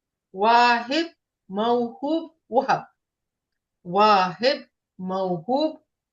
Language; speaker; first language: Arabic; non-native, fluent; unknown